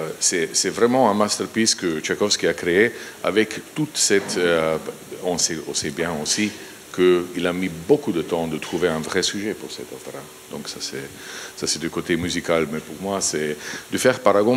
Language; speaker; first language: French; non-native, fluent; Slovenian